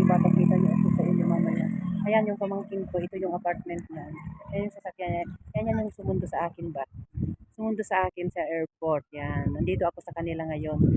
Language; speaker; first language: Filipino; non-native, local second language; Iloko